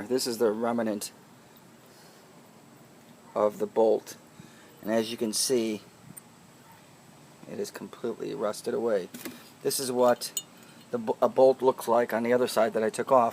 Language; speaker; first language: English; native; English